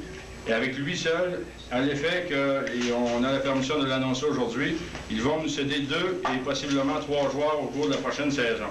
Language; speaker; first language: French; native; French